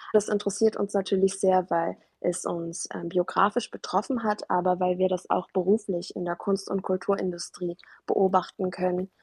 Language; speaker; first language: German; early bilingual, other home language; Persian